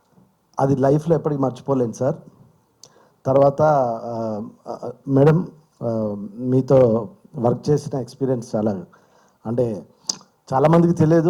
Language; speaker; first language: Telugu; native; Telugu